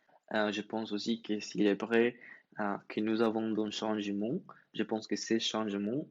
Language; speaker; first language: French; non-native, learner; Spanish